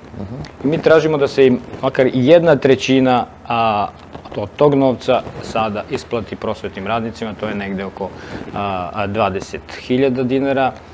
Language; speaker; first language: Serbian; native; Serbian